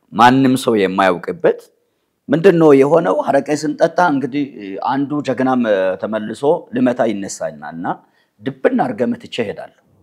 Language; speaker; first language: Amharic; non-native, local second language; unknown